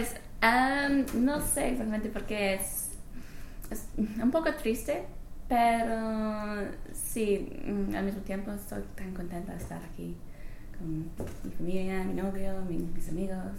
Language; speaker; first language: Spanish; non-native, learner; English